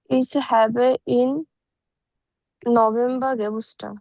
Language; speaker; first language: German; non-native, learner; Bangla